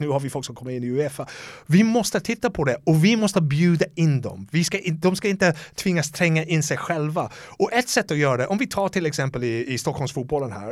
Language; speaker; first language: Swedish; non-native, fluent; English